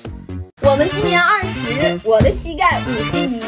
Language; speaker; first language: Chinese; native; Chinese